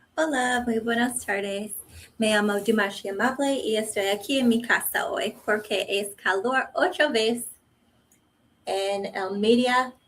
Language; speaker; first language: Spanish; non-native, learner; English